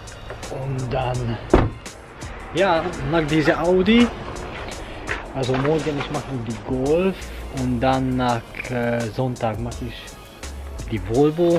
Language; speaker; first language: German; non-native, fluent; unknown